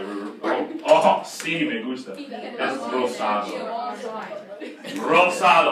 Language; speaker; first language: Spanish; non-native, fluent; English